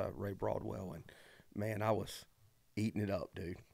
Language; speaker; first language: English; native; English